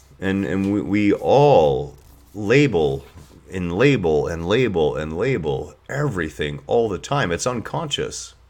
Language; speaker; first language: English; native; English